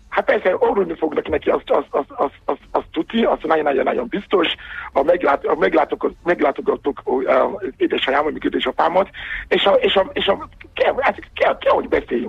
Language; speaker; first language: Hungarian; non-native, learner; Yoruba